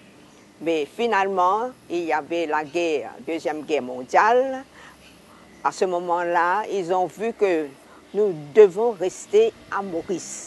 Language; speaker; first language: French; non-native, local second language; Hakka Chinese